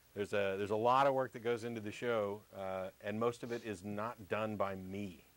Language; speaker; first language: English; native; English